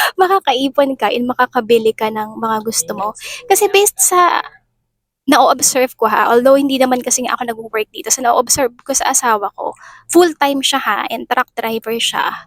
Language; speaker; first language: Filipino; native; Filipino